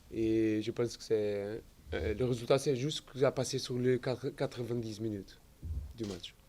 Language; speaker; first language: French; non-native, learner; Portuguese